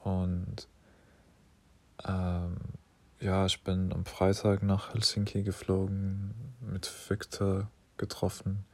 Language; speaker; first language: German; non-native, learner; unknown